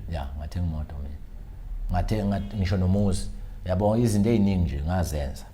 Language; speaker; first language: Zulu; native; Zulu